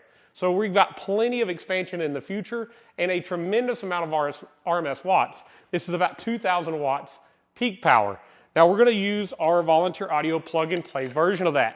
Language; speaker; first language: English; native; English